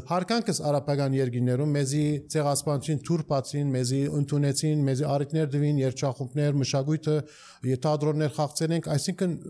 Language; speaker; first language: Armenian; early bilingual, heritage; Armenian